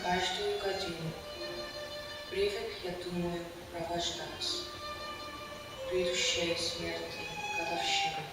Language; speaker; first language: Russian; non-native, learner; English